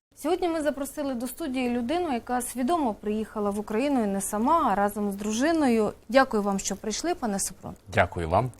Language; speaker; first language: Ukrainian; native; Ukrainian